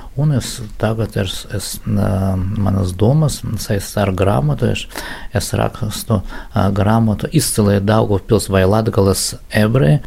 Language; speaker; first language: Latvian; non-native, local second language; Russian